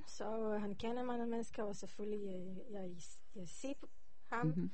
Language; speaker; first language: Danish; non-native, learner; Hebrew